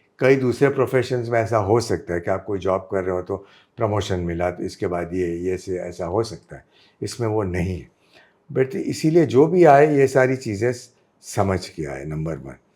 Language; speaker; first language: Hindi; non-native, local second language; Gujarati